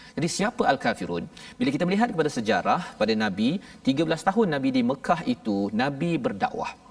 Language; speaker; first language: Malay; native; Malay